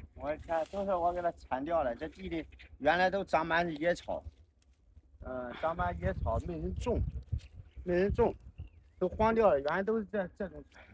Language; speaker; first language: Chinese; native; Chinese